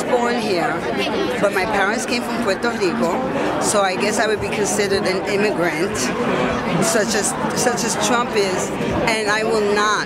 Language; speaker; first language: English; native; English